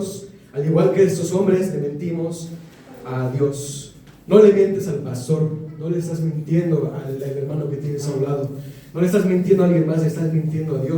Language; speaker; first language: Spanish; native; Spanish